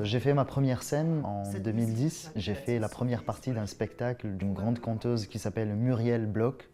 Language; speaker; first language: French; non-native, local second language; Arabic